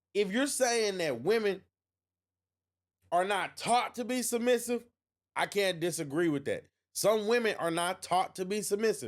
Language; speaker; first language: English; native; English